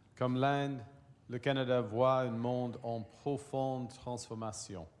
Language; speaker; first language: French; non-native, fluent; English